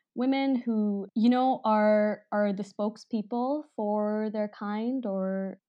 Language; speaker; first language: English; non-native, local second language; Hindi